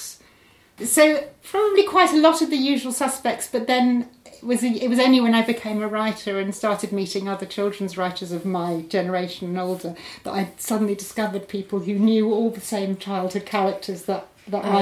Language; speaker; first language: English; native; English